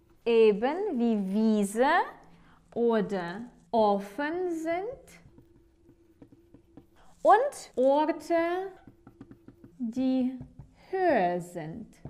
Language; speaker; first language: German; non-native, fluent; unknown